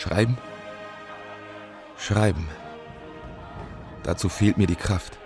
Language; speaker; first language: German; native; German